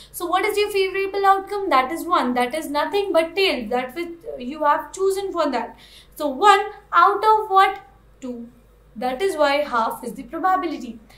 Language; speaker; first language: English; non-native, local second language; Hindi